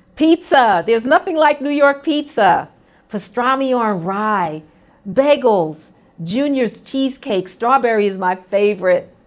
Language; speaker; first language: English; native; English